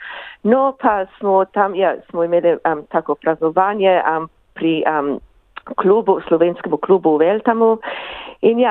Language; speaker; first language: Slovenian; early bilingual, heritage; English